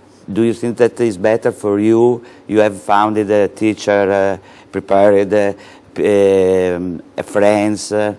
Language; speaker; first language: English; non-native, learner; Italian